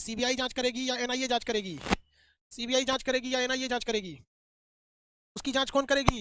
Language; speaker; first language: Hindi; native; Hindi